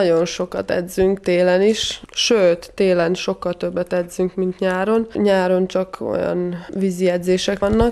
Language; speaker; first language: Hungarian; non-native, fluent; Serbian